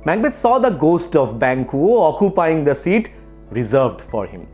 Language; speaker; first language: English; non-native, local second language; Bangla